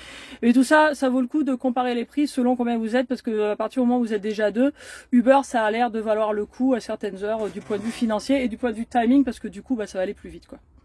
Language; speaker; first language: French; native; French